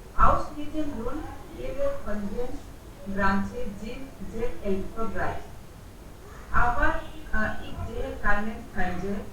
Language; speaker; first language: German; non-native, learner; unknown